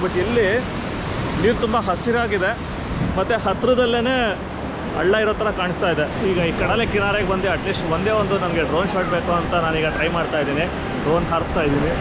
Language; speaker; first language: Kannada; native; Kannada